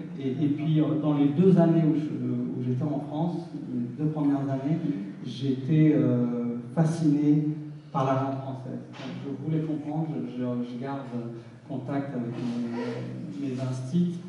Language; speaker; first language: French; early bilingual, other home language; Arabic